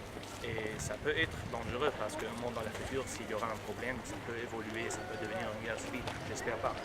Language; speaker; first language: French; non-native, learner; Arabic